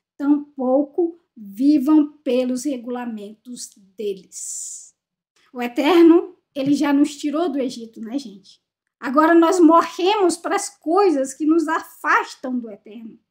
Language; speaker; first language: Portuguese; native; Portuguese